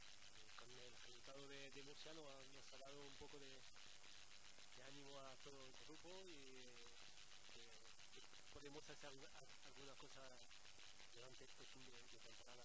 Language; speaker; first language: Spanish; non-native, learner; French